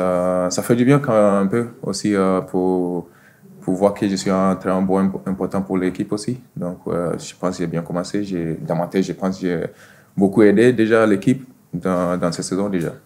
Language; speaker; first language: French; non-native, fluent; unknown